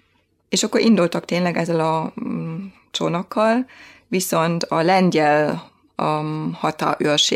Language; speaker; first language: Hungarian; non-native, fluent; German